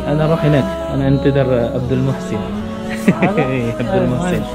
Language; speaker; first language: Arabic; non-native, learner; Filipino